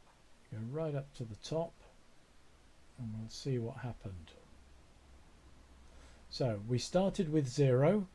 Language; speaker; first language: English; native; English